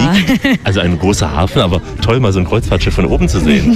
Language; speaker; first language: German; native; German